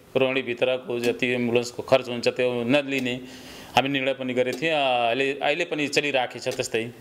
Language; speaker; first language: Nepali; non-native, local second language; Bhojpuri